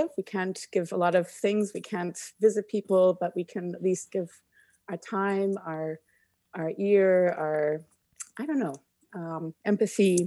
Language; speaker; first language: English; native; English